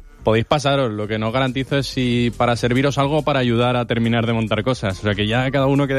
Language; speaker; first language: Spanish; native; Spanish